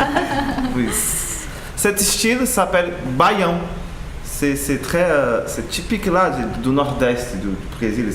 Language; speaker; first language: French; non-native, learner; Portuguese